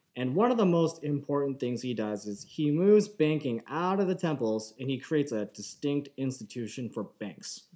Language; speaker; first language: English; native; English